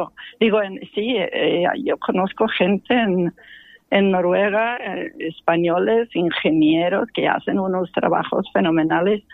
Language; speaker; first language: Spanish; non-native, fluent; Norwegian